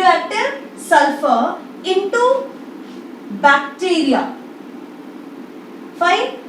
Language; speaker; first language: English; non-native, local second language; Hindi